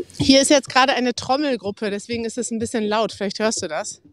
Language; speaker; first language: German; native; German